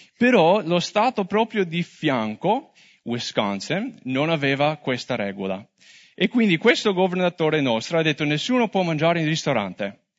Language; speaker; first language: Italian; non-native, fluent; English